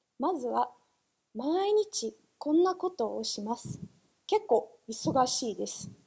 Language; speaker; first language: Japanese; non-native, fluent; English